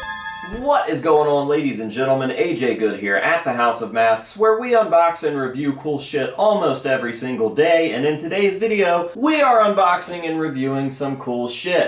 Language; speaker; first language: English; native; English